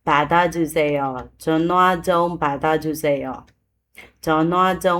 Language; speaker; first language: Korean; non-native, fluent; Burmese